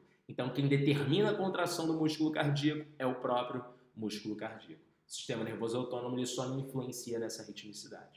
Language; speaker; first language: Portuguese; native; Portuguese